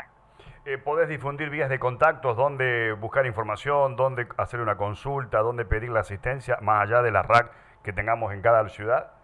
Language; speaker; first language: Spanish; native; Spanish